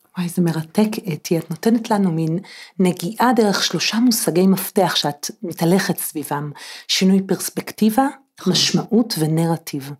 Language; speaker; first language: Hebrew; native; Hebrew